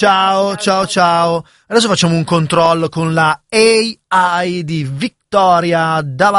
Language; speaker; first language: Italian; native; Italian